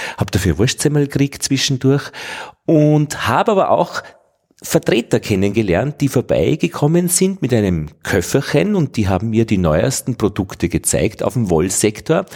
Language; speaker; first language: German; native; German